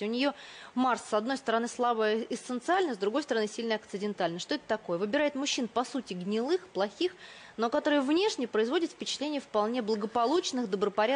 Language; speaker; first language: Russian; native; Russian